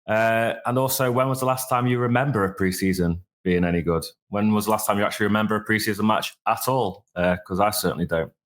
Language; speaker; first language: English; native; English